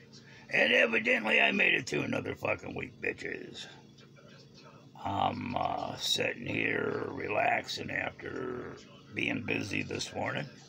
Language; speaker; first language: English; native; English